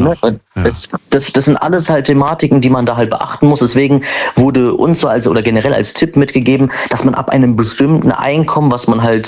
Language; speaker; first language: German; native; German